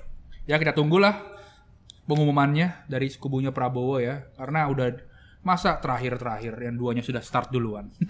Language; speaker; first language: Indonesian; native; Indonesian